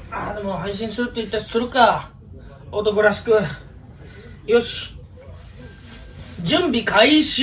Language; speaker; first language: Japanese; native; Japanese